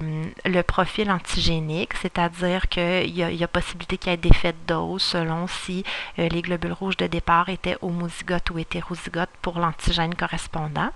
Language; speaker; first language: French; native; French